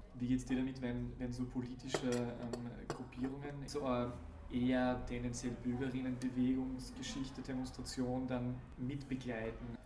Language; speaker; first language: German; native; German